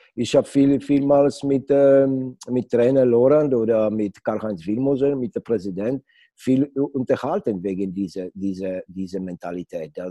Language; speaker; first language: German; non-native, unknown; Polish